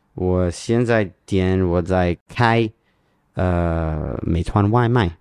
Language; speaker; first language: Chinese; non-native, learner; English